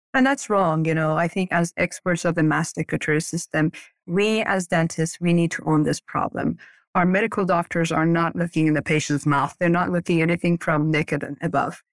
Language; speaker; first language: English; early bilingual, other home language; Persian